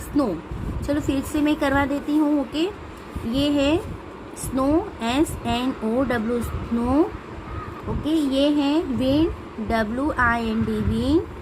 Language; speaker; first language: Hindi; non-native, local second language; Gujarati